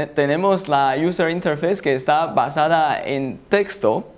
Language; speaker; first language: Spanish; non-native, fluent; Chinese